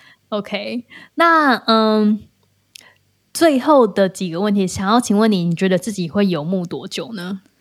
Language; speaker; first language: Chinese; native; Chinese